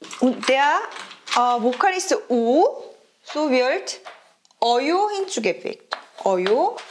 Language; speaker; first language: German; non-native, fluent; Korean